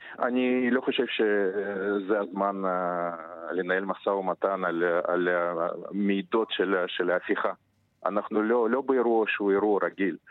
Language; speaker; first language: Hebrew; early bilingual, other home language; Russian